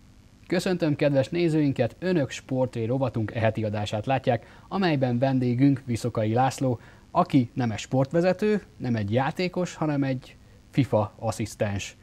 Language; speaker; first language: Hungarian; native; Hungarian